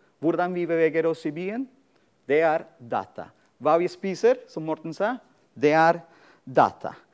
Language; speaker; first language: Norwegian; non-native, fluent; Spanish